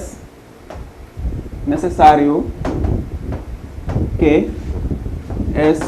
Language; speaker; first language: Spanish; non-native, fluent; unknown